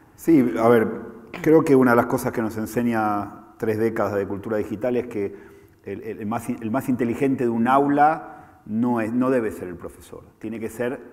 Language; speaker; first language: Spanish; native; Spanish